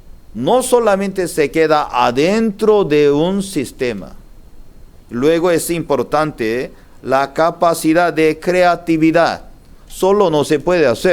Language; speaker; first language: Spanish; non-native, learner; Korean